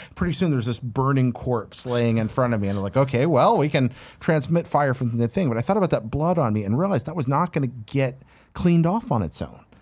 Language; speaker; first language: English; native; English